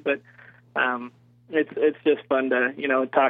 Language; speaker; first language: English; native; English